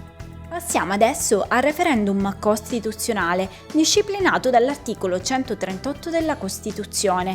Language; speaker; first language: Italian; native; Italian